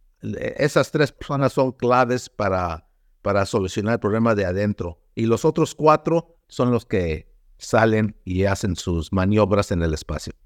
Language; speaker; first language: Spanish; early bilingual, heritage; Spanish